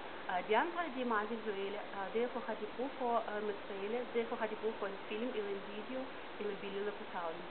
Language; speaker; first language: Danish; non-native, fluent; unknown